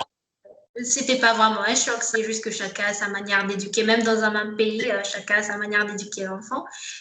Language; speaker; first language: French; non-native, local second language; Malagasy